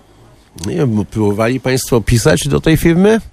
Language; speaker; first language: Polish; native; Polish